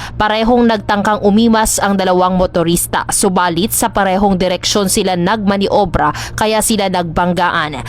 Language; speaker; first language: Filipino; non-native, local second language; Pangasinan